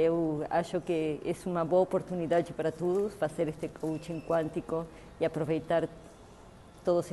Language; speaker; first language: Portuguese; non-native, fluent; Spanish